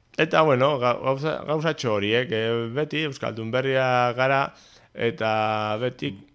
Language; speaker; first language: Basque; non-native, learner; Spanish